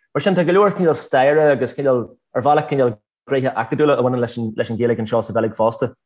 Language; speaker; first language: Irish; native; Irish